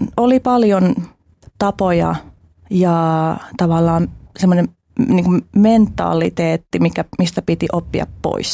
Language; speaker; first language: Finnish; early bilingual, other home language; Albanian